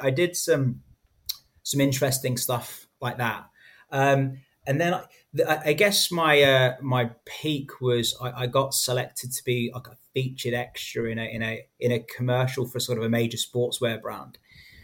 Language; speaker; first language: English; native; English